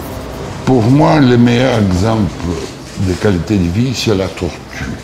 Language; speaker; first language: French; non-native, fluent; Portuguese